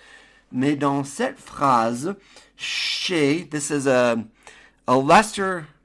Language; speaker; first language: French; non-native, fluent; English